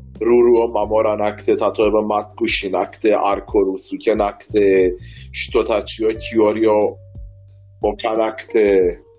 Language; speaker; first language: Japanese; non-native, learner; Persian